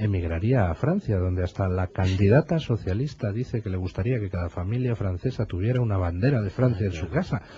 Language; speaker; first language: Spanish; native; Spanish